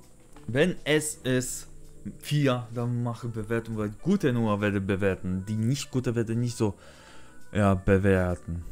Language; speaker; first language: German; non-native, learner; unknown